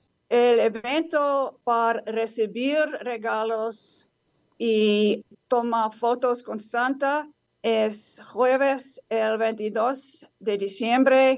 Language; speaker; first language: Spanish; non-native, learner; English